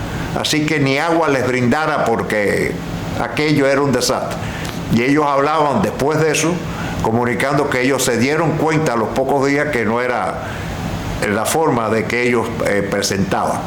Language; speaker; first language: Spanish; native; Spanish